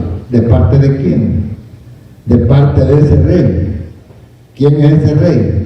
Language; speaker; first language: Spanish; native; Spanish